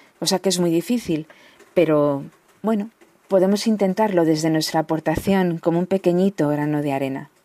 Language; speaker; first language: Spanish; native; Spanish